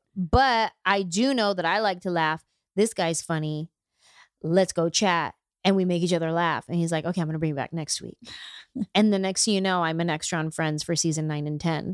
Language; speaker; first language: English; native; English